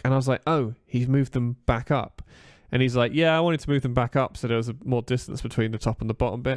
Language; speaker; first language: English; native; English